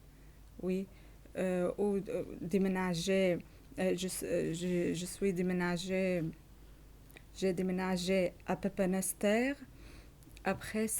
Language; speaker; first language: French; non-native, learner; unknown